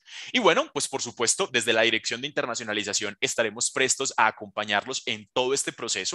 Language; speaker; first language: Spanish; native; Spanish